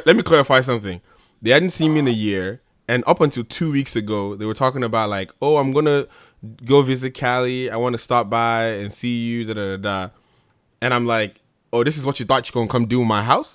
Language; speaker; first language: English; native; English